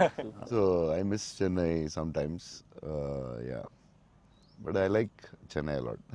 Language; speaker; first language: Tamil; non-native, local second language; Telugu